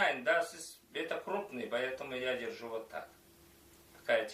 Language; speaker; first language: Russian; non-native, local second language; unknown